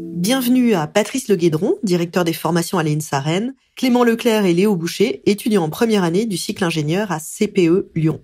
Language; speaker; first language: French; native; French